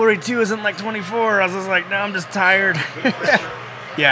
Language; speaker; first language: English; native; English